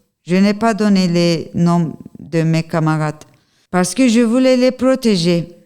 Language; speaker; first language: French; non-native, learner; Turkish